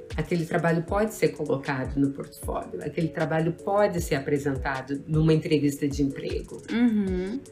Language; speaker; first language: Portuguese; native; Portuguese